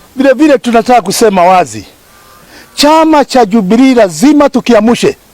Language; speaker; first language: Swahili; non-native, local second language; Kikuyu